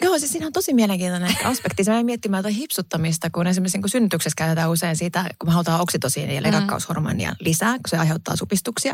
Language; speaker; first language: Finnish; native; Finnish